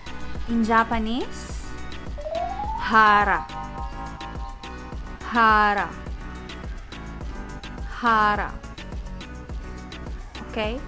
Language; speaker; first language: English; non-native, local second language; Filipino